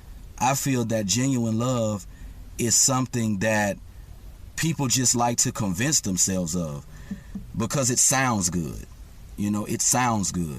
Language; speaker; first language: English; native; English